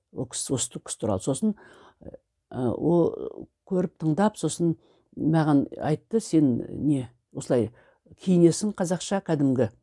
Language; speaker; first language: Kazakh; native; Kazakh